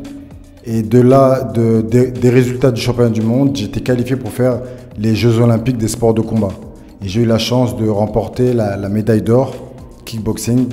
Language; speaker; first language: French; early bilingual, other home language; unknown